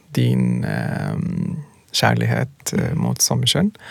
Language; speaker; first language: Norwegian; non-native, fluent; Arabic